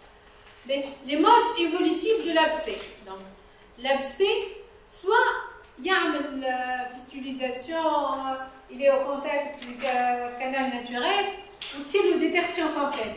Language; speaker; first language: French; non-native, local second language; Arabic